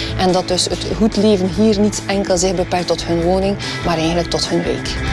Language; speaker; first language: Dutch; native; Dutch